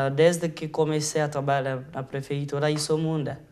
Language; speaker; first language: Portuguese; non-native, fluent; Haitian Creole